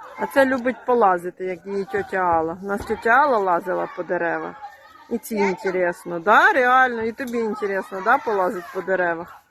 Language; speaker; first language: Ukrainian; native; Ukrainian